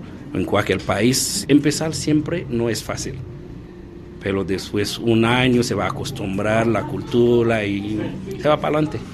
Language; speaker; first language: Spanish; non-native, learner; Haitian Creole